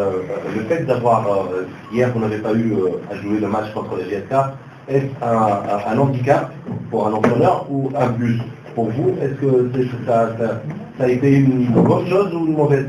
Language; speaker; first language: French; non-native, local second language; Arabic